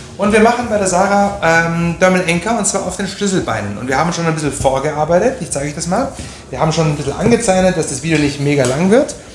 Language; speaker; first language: German; native; German